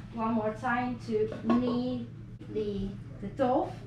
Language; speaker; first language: English; non-native, learner; Italian